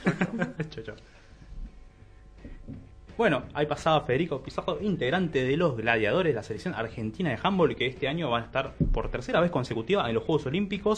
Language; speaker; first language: Spanish; native; Spanish